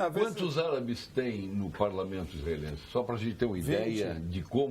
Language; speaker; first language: Portuguese; native; Portuguese